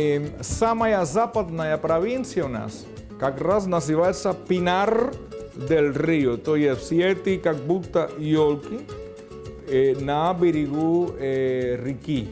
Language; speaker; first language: Russian; non-native, fluent; Spanish